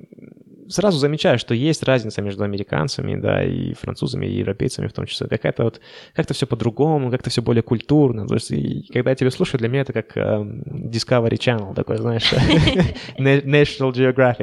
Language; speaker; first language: Russian; native; Russian